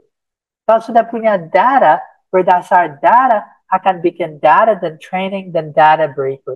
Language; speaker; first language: Indonesian; non-native, fluent; English